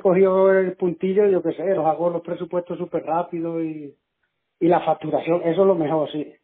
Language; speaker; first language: Spanish; native; Spanish